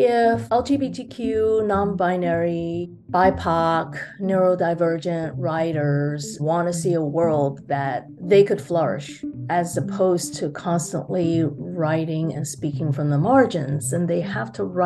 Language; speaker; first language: English; early bilingual, other home language; Chinese